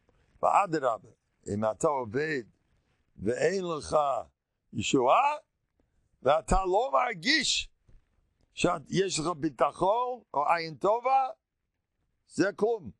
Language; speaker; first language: Hebrew; non-native, fluent; English